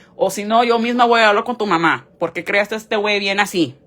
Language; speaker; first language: Spanish; early bilingual, heritage; Spanish